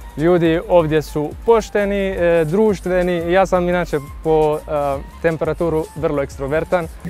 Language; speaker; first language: Bosnian; non-native, fluent; Arabic